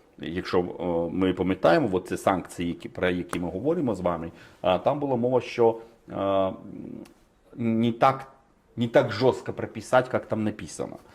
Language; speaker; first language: Ukrainian; non-native, fluent; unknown